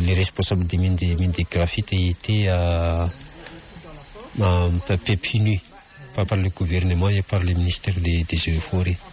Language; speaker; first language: French; non-native, local second language; Malagasy